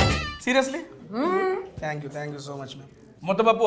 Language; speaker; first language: Telugu; native; Telugu